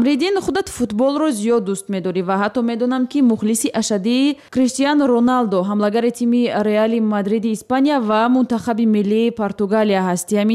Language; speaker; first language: Tajik; native; Tajik